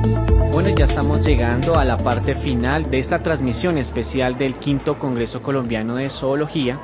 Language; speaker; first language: Spanish; native; Spanish